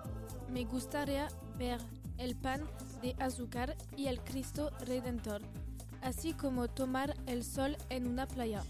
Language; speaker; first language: Spanish; non-native, learner; French